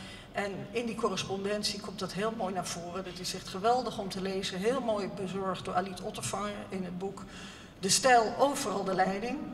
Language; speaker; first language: Dutch; native; Dutch